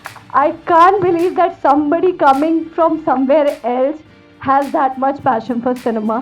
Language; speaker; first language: Telugu; non-native, fluent; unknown